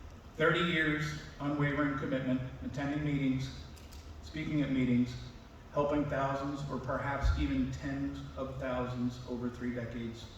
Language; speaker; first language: English; native; English